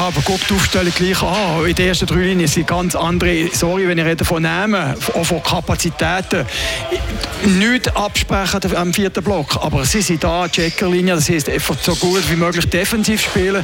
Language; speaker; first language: German; native; German